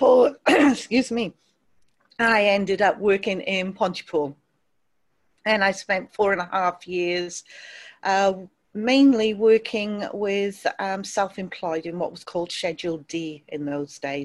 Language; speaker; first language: English; native; English